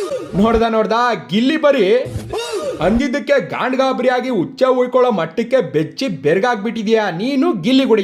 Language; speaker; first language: Kannada; native; Kannada